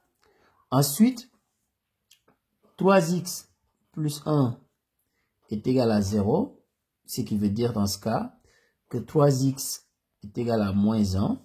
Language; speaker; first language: French; native; French